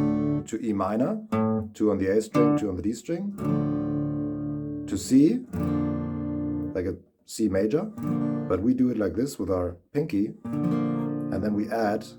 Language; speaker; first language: English; non-native, fluent; German